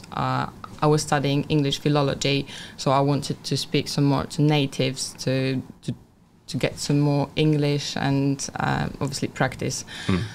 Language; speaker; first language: English; non-native, fluent; Polish